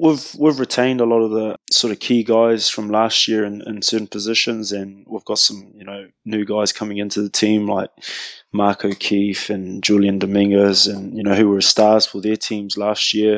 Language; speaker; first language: English; native; English